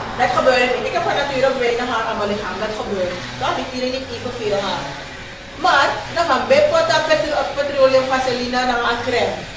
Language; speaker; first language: Dutch; native; Dutch